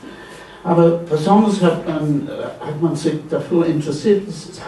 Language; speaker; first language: German; non-native, fluent; English